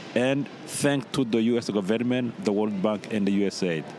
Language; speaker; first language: English; non-native, fluent; Rundi